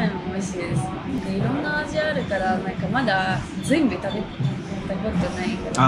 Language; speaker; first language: Japanese; non-native, fluent; Russian